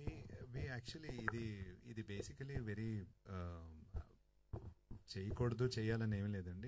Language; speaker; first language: Telugu; native; Telugu